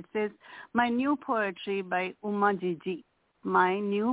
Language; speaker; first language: English; non-native, local second language; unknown